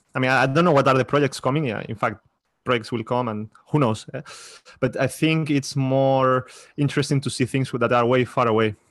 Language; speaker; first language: English; non-native, fluent; Spanish